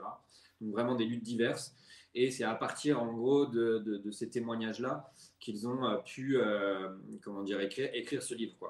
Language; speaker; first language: French; native; French